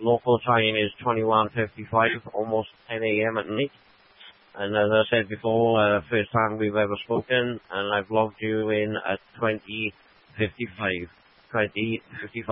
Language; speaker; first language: English; native; English